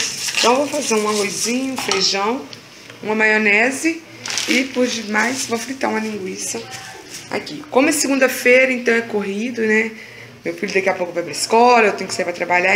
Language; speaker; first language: Portuguese; native; Portuguese